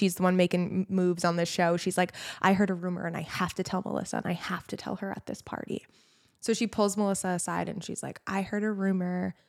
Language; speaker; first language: English; native; English